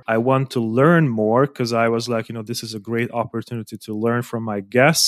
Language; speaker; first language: English; non-native, fluent; Hungarian